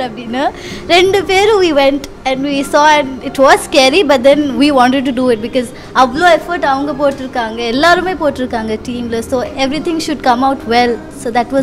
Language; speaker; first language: Tamil; early bilingual, heritage; Tamil